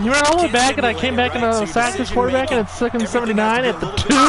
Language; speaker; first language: English; native; English